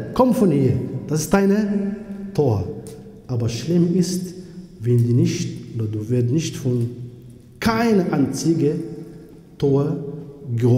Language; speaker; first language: German; non-native, fluent; Arabic